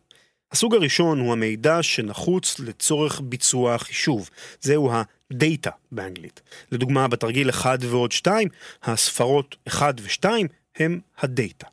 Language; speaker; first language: Hebrew; native; Hebrew